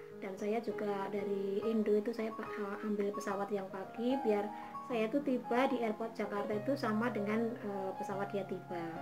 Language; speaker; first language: Indonesian; native; Indonesian